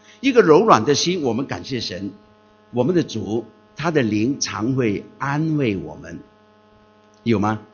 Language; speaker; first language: Chinese; non-native, local second language; Cantonese